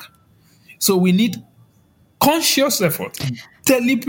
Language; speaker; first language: English; non-native, local second language; Yoruba